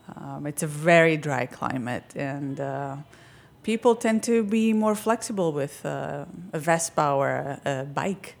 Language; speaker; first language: English; non-native, fluent; Greek